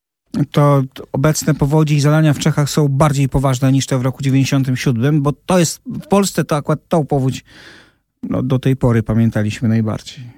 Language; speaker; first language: Polish; native; Polish